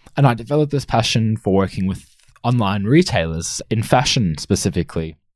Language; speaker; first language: English; native; English